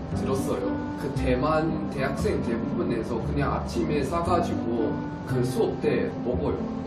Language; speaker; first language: Korean; non-native, learner; Chinese